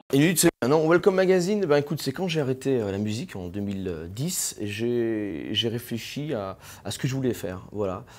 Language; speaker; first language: French; native; French